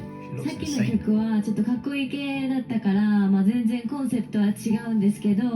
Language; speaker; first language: Japanese; native; Japanese